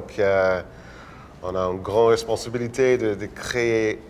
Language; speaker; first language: French; non-native, local second language; English